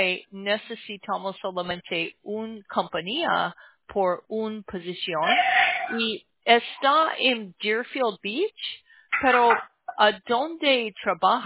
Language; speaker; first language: Spanish; non-native, learner; English